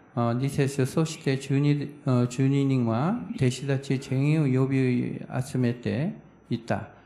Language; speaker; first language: Japanese; non-native, fluent; Korean